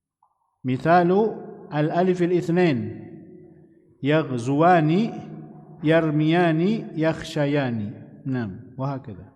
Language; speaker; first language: Arabic; non-native, fluent; Indonesian